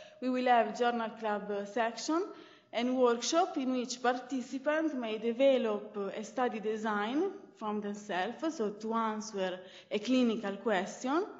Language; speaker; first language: English; non-native, fluent; Italian